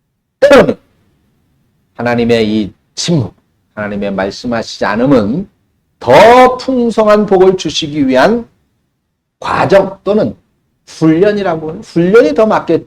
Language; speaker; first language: Korean; native; Korean